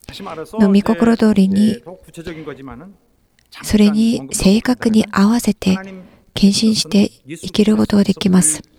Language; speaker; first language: Japanese; non-native, learner; Korean